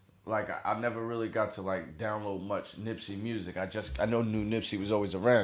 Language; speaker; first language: English; native; English